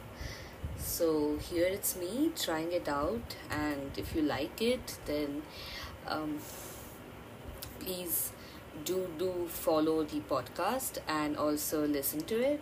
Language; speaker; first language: English; non-native, local second language; Bangla